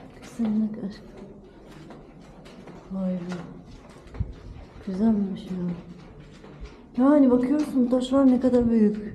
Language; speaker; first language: Turkish; non-native, learner; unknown